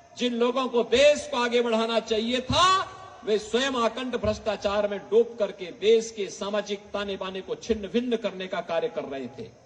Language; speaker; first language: Hindi; native; Hindi